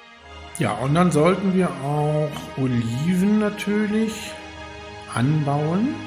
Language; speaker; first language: German; native; German